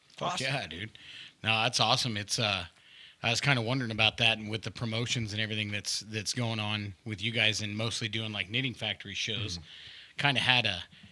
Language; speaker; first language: English; native; English